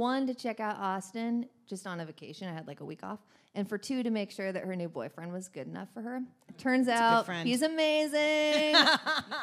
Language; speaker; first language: English; native; English